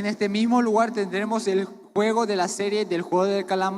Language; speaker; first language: Spanish; native; Spanish